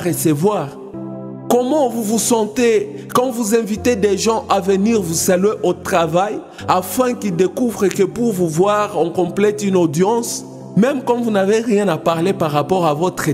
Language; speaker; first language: French; non-native, local second language; Swahili